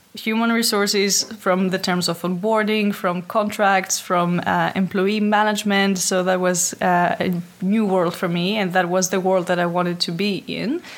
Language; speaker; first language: English; non-native, fluent; Greek